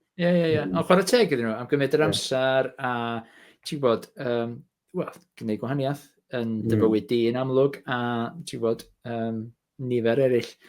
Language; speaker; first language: Welsh; native; Welsh